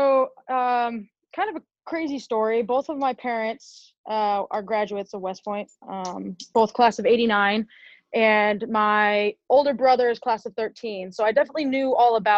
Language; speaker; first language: English; native; English